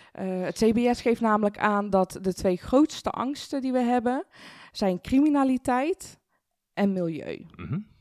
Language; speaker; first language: Dutch; early bilingual, other home language; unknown